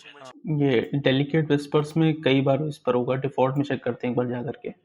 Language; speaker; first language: Hindi; native; Hindi